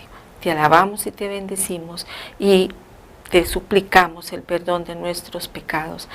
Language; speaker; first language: Spanish; native; Spanish